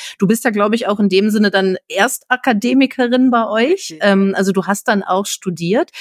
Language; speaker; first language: German; native; German